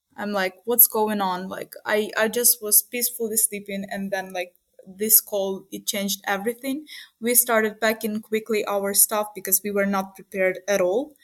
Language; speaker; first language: English; non-native, fluent; Ukrainian